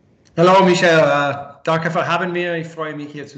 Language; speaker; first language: German; non-native, learner; English